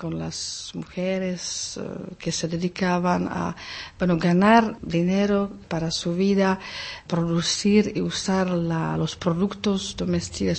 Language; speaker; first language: Spanish; non-native, fluent; Czech